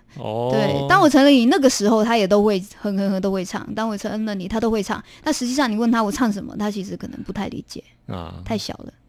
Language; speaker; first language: Chinese; native; Chinese